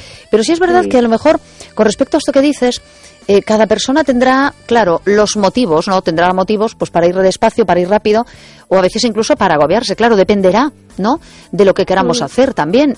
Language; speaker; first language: Spanish; native; Spanish